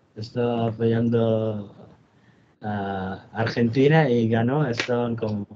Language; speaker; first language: Spanish; non-native, learner; Bangla